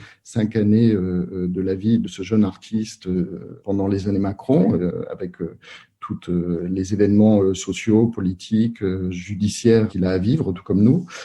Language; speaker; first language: French; native; French